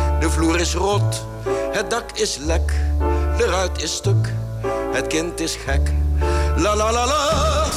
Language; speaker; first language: Dutch; native; Dutch